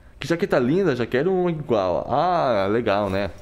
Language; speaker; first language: Portuguese; non-native, fluent; Korean